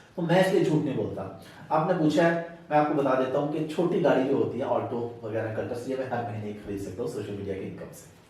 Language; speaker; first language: Urdu; non-native, local second language; Punjabi